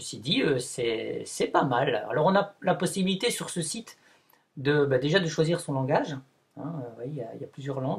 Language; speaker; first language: French; native; French